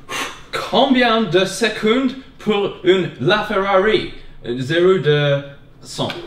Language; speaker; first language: French; non-native, learner; English